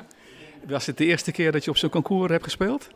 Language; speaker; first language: Dutch; native; Dutch